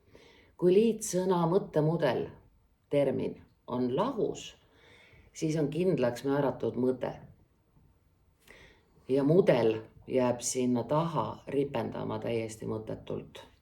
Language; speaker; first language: Estonian; native; Estonian